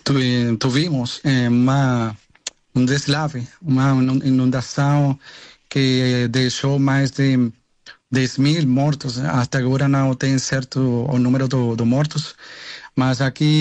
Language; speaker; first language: Portuguese; non-native, learner; Spanish